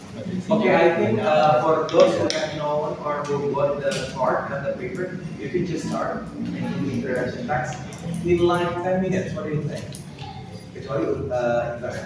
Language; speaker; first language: English; non-native, fluent; Indonesian